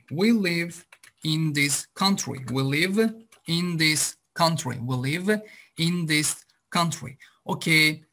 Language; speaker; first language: English; non-native, fluent; Azerbaijani